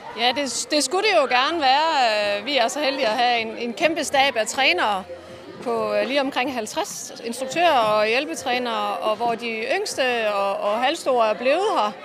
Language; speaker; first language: Danish; native; Danish